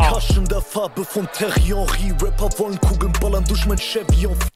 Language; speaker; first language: German; native; German